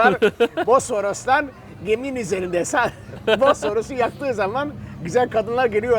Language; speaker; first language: Turkish; early bilingual, heritage; Turkish